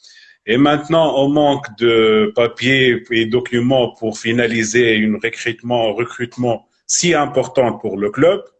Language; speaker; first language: French; non-native, local second language; Arabic